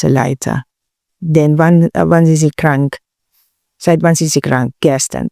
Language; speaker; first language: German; non-native, learner; Filipino